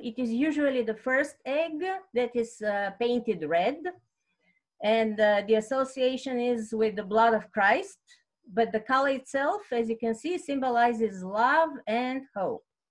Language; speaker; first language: English; non-native, fluent; Bulgarian